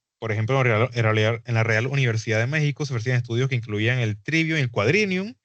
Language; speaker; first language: Spanish; native; Spanish